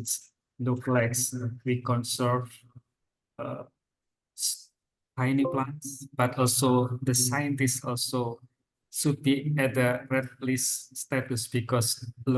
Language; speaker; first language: English; non-native, fluent; Indonesian